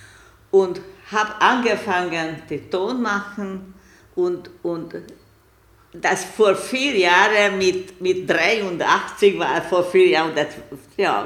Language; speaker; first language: German; non-native, learner; Hungarian